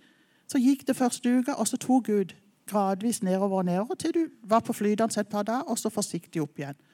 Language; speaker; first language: Norwegian; native; Norwegian